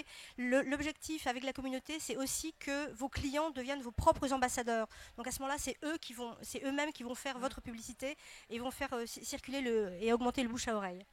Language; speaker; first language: French; native; French